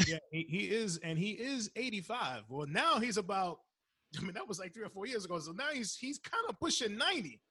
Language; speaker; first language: English; early bilingual, other home language; Spanish